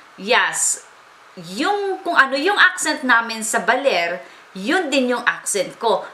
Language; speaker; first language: Filipino; native; Filipino